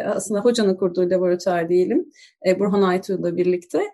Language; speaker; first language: Turkish; native; Turkish